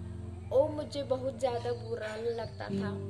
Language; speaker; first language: Hindi; non-native, local second language; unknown